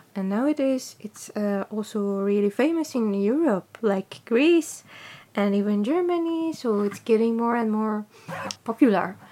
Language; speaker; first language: English; non-native, fluent; Persian